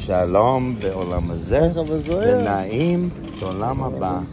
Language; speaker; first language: Hebrew; non-native, learner; English